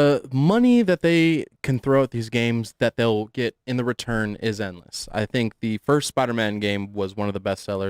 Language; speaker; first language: English; native; English